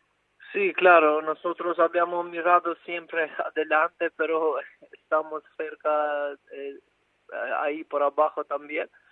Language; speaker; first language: Spanish; non-native, fluent; Albanian